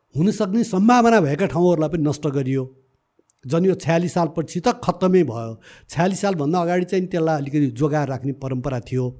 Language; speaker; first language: Nepali; native; Nepali